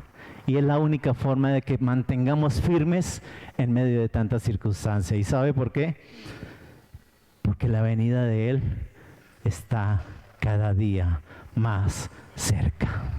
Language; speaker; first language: Spanish; native; Spanish